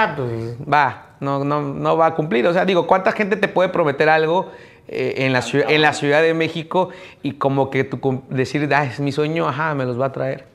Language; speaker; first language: Spanish; native; Spanish